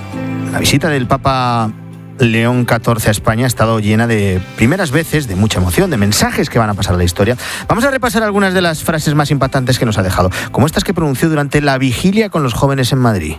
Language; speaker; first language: Spanish; native; Spanish